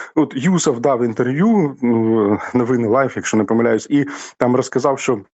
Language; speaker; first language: Ukrainian; native; Ukrainian